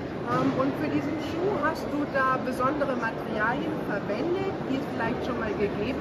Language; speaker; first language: German; native; German